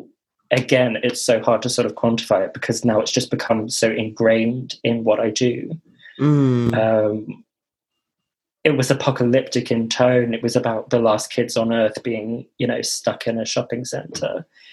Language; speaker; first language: English; native; English